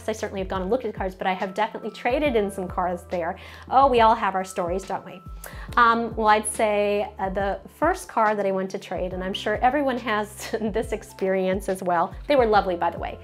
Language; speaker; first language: English; native; English